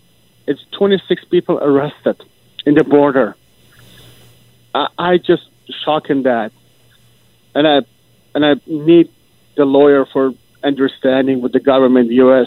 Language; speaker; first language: English; non-native, learner; Persian